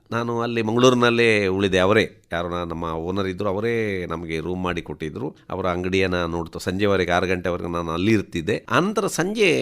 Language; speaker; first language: Kannada; non-native, local second language; Tulu